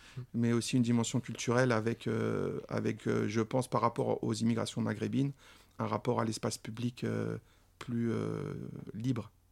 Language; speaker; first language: French; native; French